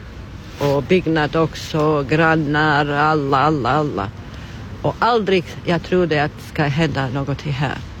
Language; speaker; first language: Swedish; non-native, learner; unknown